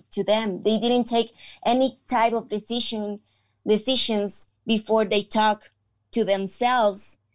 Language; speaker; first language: English; non-native, fluent; Spanish